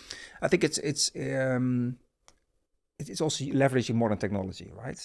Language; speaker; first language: English; non-native, fluent; Dutch